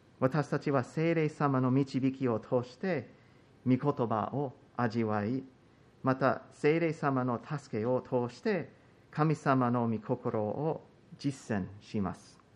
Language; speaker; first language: Japanese; non-native, fluent; English